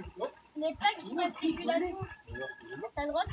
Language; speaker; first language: French; native; French